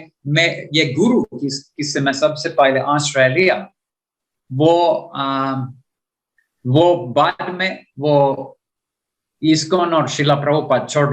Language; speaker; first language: Hindi; non-native, learner; Finnish